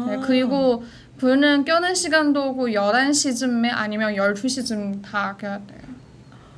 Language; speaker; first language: Korean; non-native, fluent; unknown